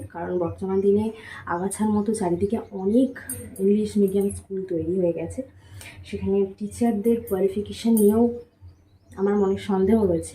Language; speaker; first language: Bangla; native; Bangla